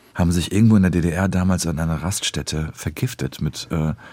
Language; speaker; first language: German; early bilingual, other home language; Polish